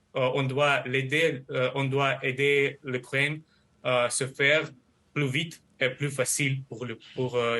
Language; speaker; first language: French; non-native, learner; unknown